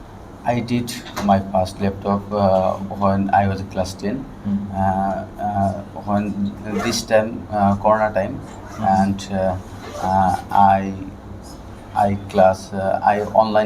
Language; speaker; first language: English; non-native, learner; Bangla